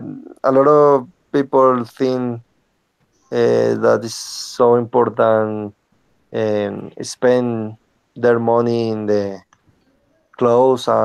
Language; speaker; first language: English; non-native, learner; Spanish